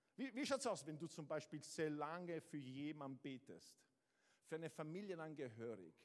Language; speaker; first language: German; non-native, fluent; Italian